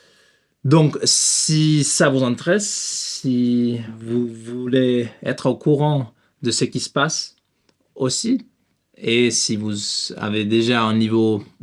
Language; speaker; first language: French; non-native, learner; Spanish